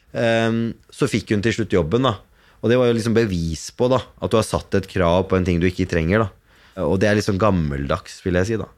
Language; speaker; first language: Norwegian; early bilingual, other home language; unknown